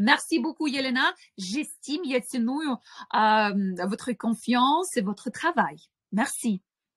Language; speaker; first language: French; non-native, fluent; Ukrainian